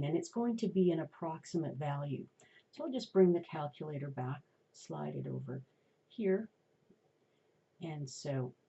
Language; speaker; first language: English; native; English